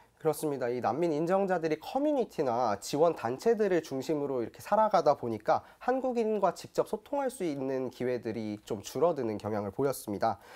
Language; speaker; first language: Korean; native; Korean